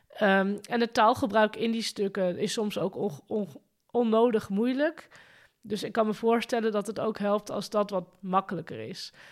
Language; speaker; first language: Dutch; native; Dutch